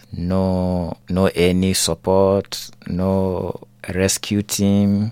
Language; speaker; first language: English; non-native, local second language; Hausa